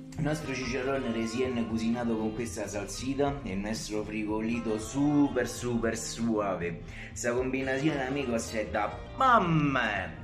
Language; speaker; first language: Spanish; non-native, fluent; Italian